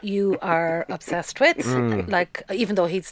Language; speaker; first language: English; native; English